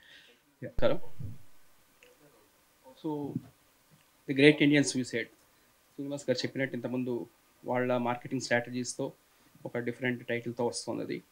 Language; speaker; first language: Telugu; native; Telugu